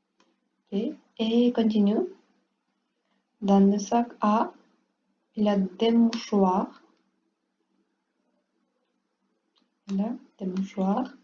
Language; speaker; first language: French; non-native, learner; Portuguese